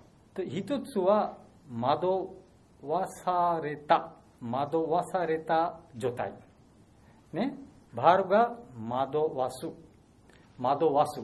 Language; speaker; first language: Japanese; non-native, learner; Bangla